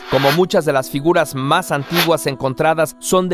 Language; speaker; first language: Spanish; native; Spanish